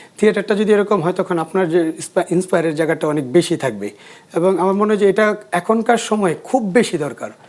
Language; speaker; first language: Bangla; native; Bangla